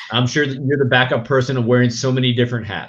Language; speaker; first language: English; native; English